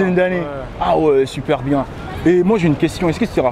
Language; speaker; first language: French; native; French